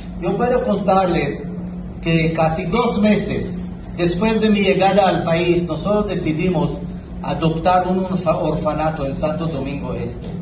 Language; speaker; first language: Spanish; non-native, fluent; Hebrew